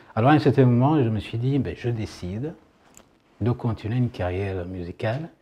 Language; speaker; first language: French; non-native, local second language; Kinyarwanda